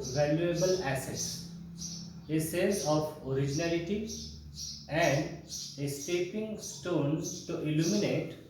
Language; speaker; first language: English; non-native, local second language; Marathi